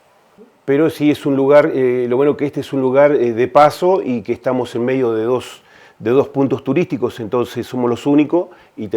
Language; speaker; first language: Spanish; native; Spanish